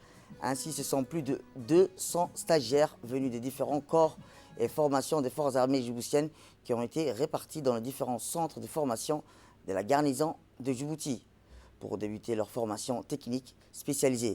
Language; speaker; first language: French; native; French